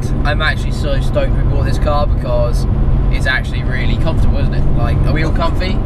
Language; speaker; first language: English; native; English